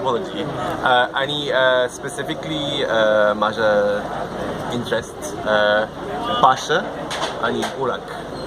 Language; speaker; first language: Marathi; non-native, learner; English